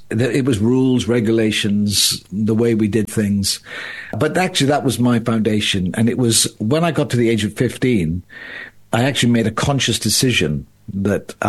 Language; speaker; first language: English; native; English